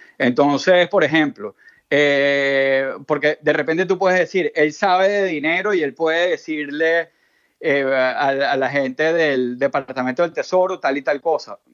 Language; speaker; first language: Spanish; native; Spanish